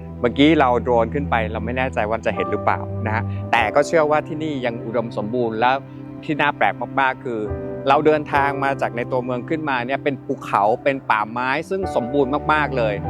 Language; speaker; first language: Thai; native; Thai